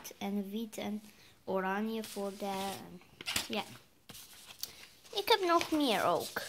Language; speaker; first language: Dutch; early bilingual, other home language; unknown